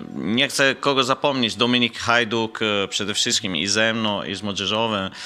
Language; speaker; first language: Polish; non-native, fluent; Italian